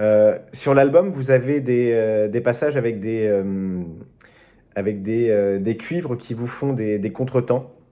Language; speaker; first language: French; native; French